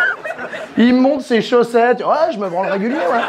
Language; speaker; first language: French; native; French